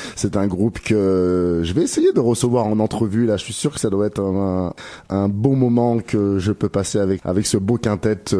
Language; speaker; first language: French; native; French